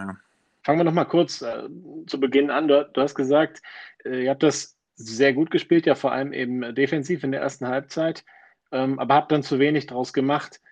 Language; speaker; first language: German; native; German